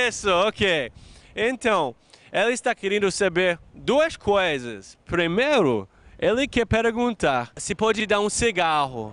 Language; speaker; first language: Portuguese; non-native, fluent; English